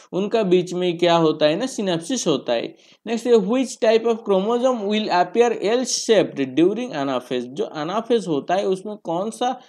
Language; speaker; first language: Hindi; non-native, local second language; Bangla